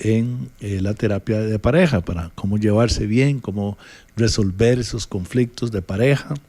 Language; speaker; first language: Spanish; native; Spanish